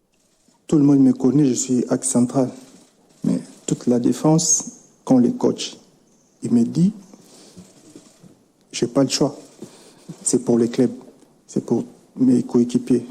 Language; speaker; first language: French; non-native, local second language; Lingala